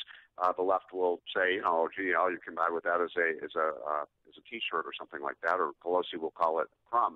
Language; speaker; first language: English; native; English